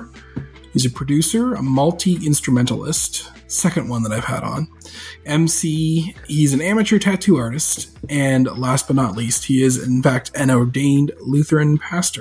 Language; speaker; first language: English; native; English